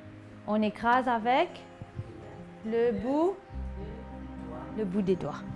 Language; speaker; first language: French; native; French